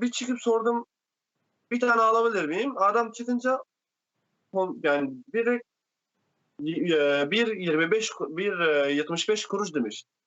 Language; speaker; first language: Turkish; non-native, fluent; Arabic